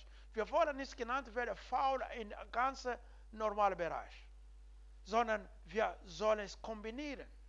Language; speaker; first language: German; non-native, learner; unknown